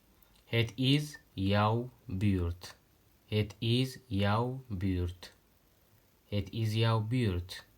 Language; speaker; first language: Dutch; non-native, learner; Tigrinya